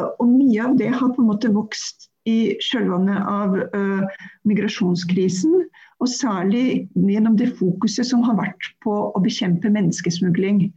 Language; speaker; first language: Norwegian; non-native, fluent; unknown